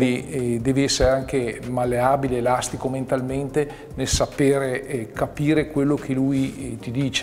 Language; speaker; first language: Italian; native; Italian